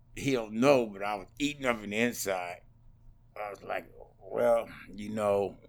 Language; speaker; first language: English; native; English